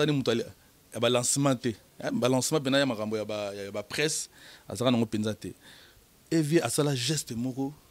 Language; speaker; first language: French; non-native, local second language; Lingala